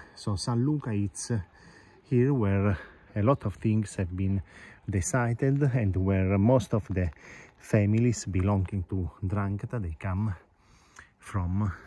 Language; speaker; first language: English; non-native, fluent; Italian